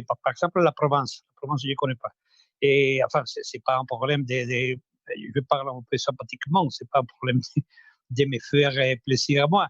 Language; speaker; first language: French; non-native, fluent; Spanish